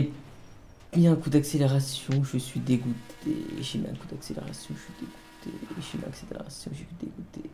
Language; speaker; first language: French; native; French